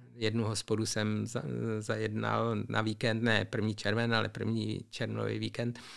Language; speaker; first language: Czech; native; Czech